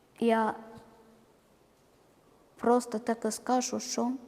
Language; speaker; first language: Ukrainian; non-native, learner; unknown